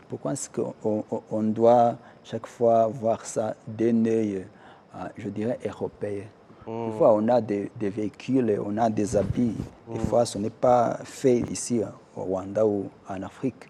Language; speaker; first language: French; non-native, local second language; Kinyarwanda